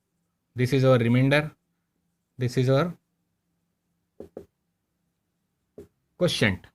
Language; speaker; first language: English; non-native, local second language; Hindi